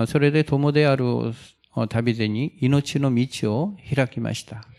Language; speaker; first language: Japanese; non-native, fluent; Korean